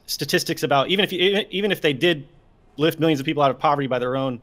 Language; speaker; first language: English; native; English